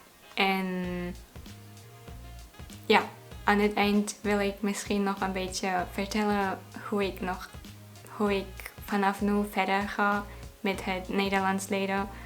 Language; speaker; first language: Dutch; non-native, learner; German